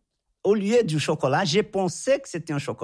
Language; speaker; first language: French; non-native, fluent; Portuguese